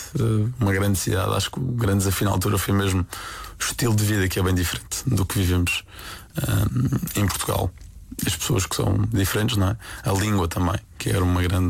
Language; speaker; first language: Portuguese; native; Portuguese